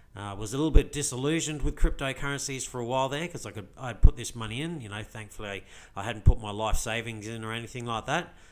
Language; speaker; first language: English; native; English